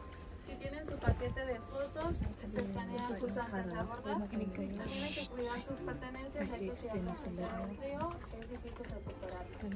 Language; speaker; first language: Spanish; native; Spanish